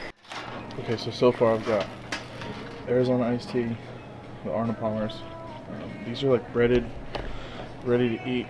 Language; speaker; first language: English; native; English